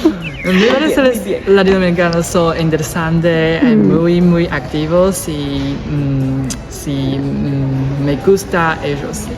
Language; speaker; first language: Spanish; non-native, learner; Chinese